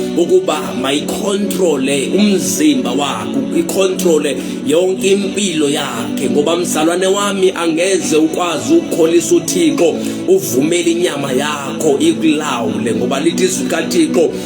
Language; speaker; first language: Zulu; non-native, local second language; Xhosa